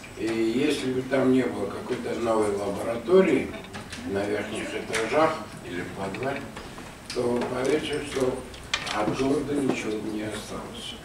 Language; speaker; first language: Russian; non-native, local second language; Armenian